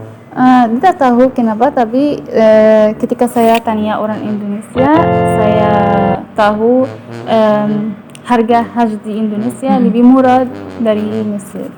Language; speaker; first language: Indonesian; non-native, learner; Arabic